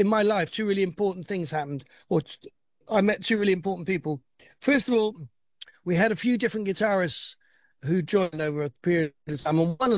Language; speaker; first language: English; native; English